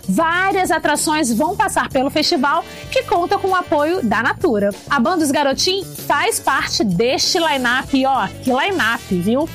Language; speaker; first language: Portuguese; native; Portuguese